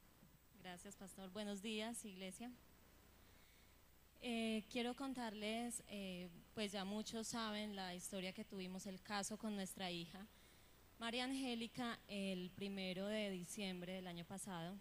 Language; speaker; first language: Spanish; native; Spanish